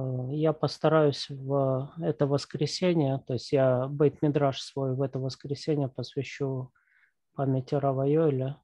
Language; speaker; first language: Russian; native; Russian